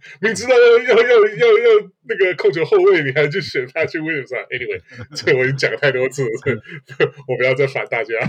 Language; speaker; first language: Chinese; native; Chinese